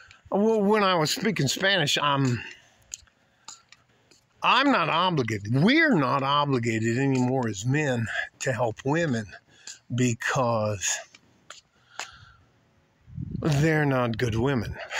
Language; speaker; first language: English; native; English